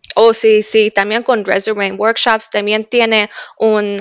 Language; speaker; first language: Spanish; early bilingual, heritage; Spanish